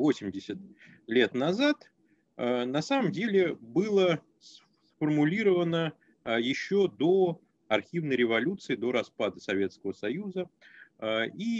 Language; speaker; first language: Russian; native; Russian